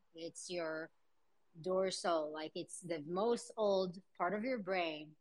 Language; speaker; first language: English; early bilingual, other home language; Hebrew